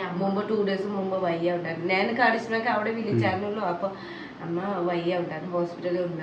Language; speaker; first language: Malayalam; non-native, learner; Nepali